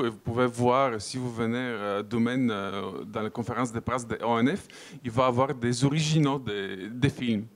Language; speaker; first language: French; non-native, fluent; Bulgarian